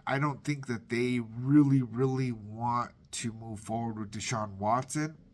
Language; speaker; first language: English; native; English